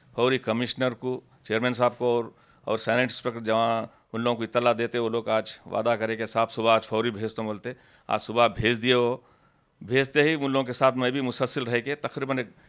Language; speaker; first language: Hindi; non-native, local second language; Urdu